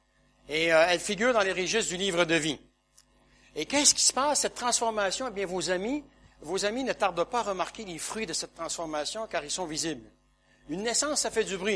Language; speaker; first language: French; native; French